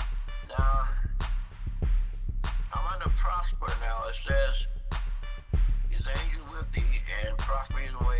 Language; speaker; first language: English; native; English